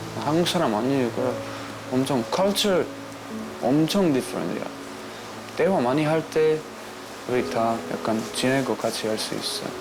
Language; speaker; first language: Korean; non-native, learner; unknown